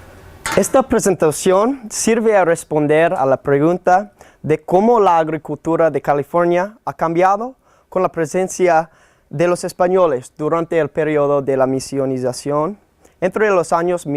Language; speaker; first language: Spanish; non-native, learner; English